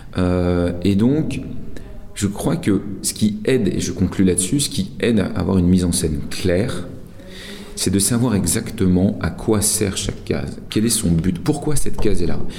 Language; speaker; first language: French; native; French